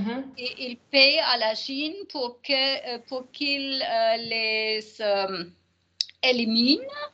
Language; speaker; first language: French; non-native, learner; German